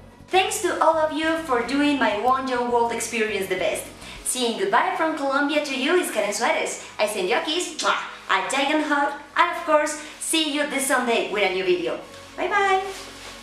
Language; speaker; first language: English; non-native, fluent; Spanish